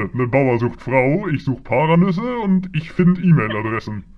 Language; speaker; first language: German; native; German